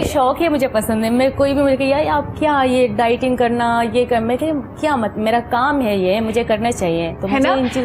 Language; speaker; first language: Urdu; non-native, local second language; Pashto